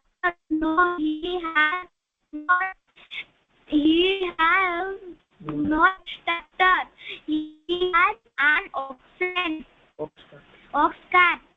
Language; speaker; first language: English; non-native, learner; Odia